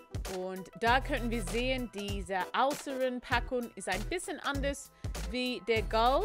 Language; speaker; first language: German; non-native, learner; English